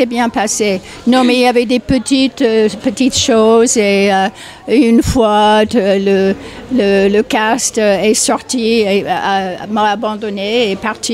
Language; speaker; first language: French; non-native, fluent; English